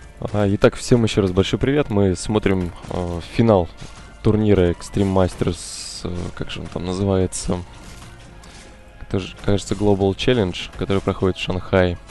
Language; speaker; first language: Russian; native; Russian